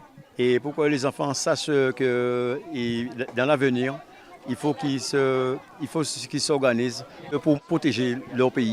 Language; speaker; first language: French; native; French